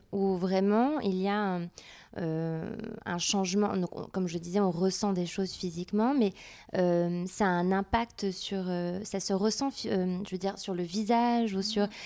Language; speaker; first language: French; native; French